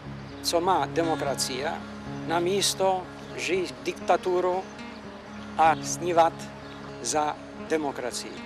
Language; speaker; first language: Slovak; non-native, fluent; Albanian